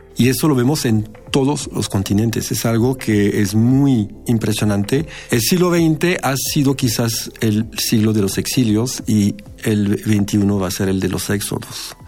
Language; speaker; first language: Spanish; non-native, fluent; French